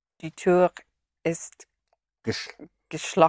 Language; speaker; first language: German; non-native, learner; English